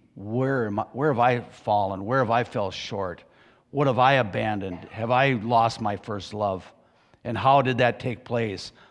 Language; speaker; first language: English; native; English